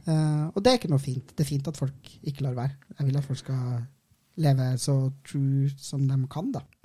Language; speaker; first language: Norwegian; native; Norwegian